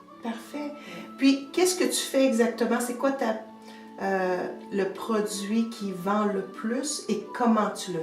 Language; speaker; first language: French; native; French